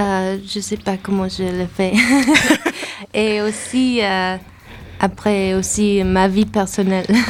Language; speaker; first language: French; non-native, fluent; English